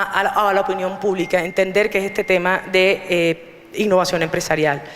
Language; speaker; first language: Spanish; native; Spanish